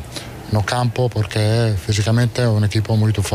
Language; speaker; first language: Portuguese; non-native, fluent; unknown